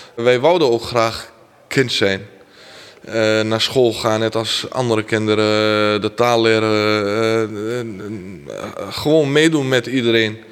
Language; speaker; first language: Dutch; early bilingual, other home language; Armenian